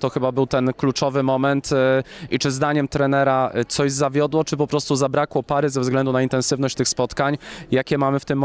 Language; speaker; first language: Polish; native; Polish